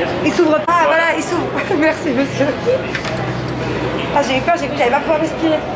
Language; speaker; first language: French; native; French